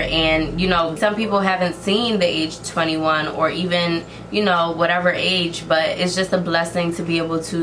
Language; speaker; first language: English; native; English